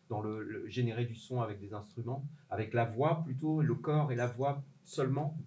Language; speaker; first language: French; native; French